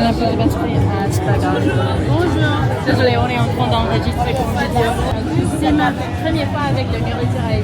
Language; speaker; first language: French; non-native, learner; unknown